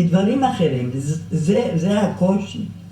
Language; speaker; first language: Hebrew; non-native, fluent; German